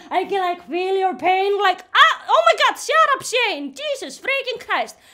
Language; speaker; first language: English; non-native, fluent; Icelandic